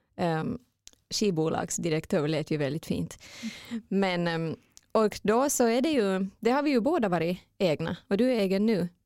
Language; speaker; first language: Swedish; native; Swedish